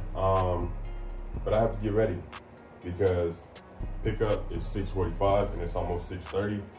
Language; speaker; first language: English; native; English